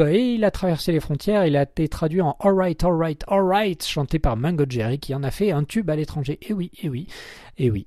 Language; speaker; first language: French; native; French